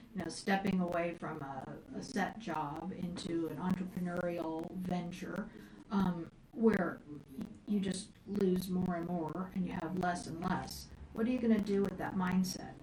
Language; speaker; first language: English; native; English